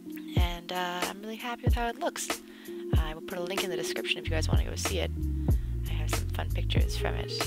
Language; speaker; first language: English; native; English